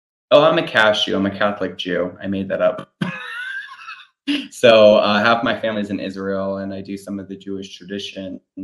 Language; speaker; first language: English; native; English